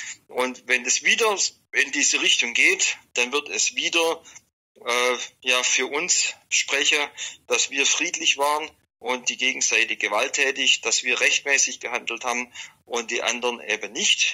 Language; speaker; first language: German; native; German